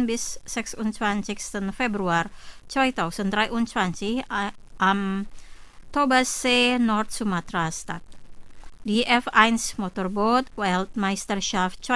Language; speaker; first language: German; non-native, fluent; Indonesian